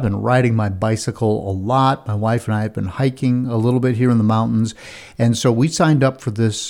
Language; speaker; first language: English; native; English